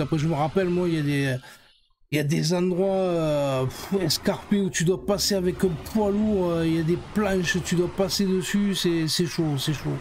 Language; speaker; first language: French; native; French